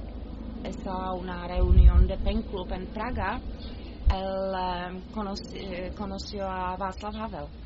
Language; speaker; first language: Spanish; non-native, learner; Czech